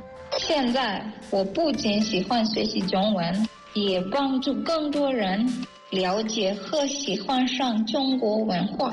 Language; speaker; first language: Chinese; non-native, fluent; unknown